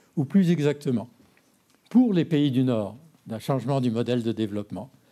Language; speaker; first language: French; native; French